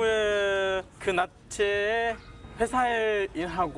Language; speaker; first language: Korean; non-native, learner; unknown